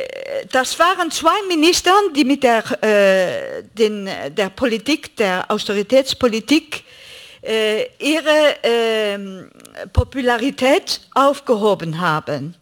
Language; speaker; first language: German; non-native, fluent; Greek